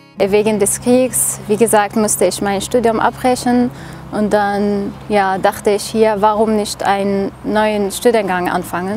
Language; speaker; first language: German; non-native, fluent; Arabic